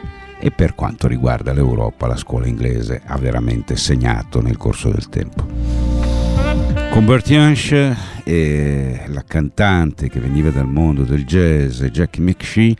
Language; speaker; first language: Italian; native; Italian